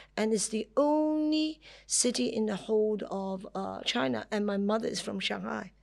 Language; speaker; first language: English; non-native, local second language; Cantonese